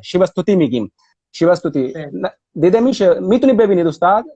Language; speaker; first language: Persian; non-native, learner; Hindi